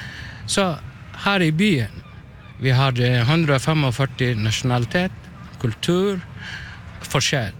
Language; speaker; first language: Norwegian; non-native, learner; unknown